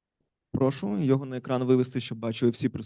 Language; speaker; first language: Ukrainian; native; Ukrainian